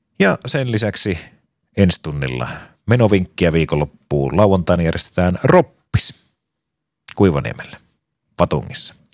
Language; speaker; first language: Finnish; native; Finnish